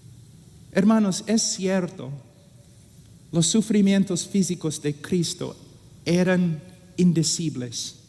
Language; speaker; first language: Spanish; non-native, fluent; English